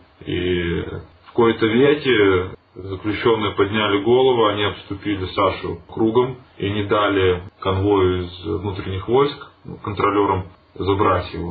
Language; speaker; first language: Russian; native; Russian